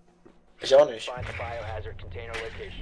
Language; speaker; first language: German; native; German